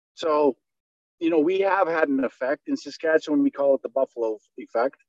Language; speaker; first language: English; native; English